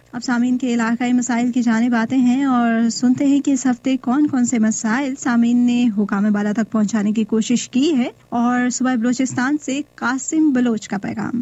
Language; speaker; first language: Urdu; native; Urdu